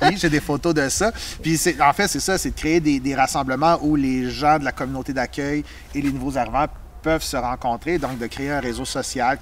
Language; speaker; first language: French; native; French